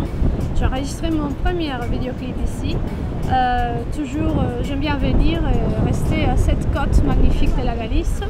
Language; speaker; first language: French; non-native, fluent; Spanish